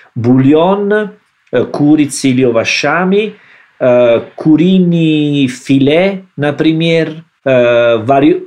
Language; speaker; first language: Russian; non-native, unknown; Italian